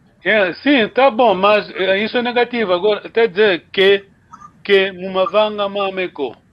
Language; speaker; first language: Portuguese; non-native, local second language; Kongo